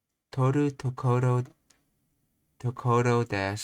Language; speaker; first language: Japanese; non-native, learner; English